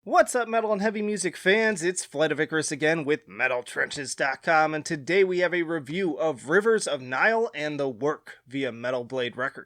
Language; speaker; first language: English; native; English